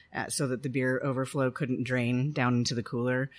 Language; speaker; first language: English; native; English